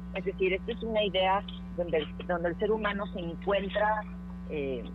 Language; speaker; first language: Spanish; native; Spanish